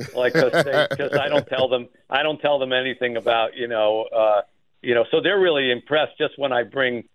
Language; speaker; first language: English; native; English